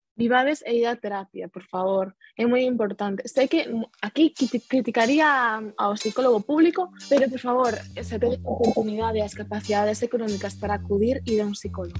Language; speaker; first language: Galician; non-native, local second language; Spanish